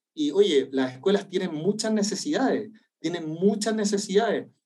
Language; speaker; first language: Spanish; native; Spanish